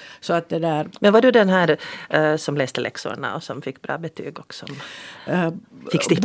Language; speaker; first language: Swedish; native; Swedish